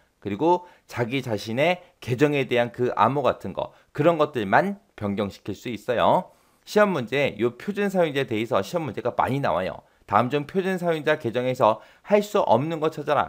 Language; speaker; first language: Korean; native; Korean